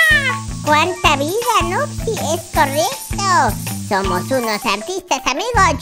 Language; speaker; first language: Spanish; native; Spanish